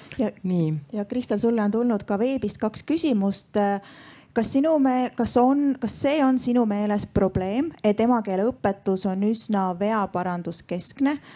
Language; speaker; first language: Estonian; native; Estonian